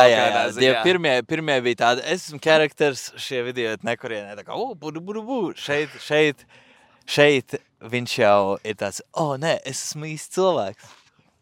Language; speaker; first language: Latvian; native; Latvian